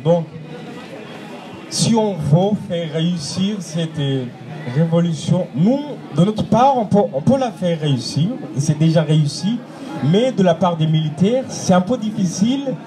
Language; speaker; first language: French; non-native, fluent; Arabic